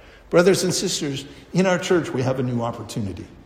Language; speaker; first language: English; native; English